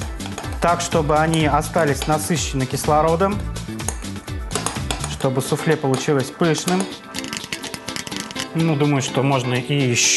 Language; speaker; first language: Russian; native; Russian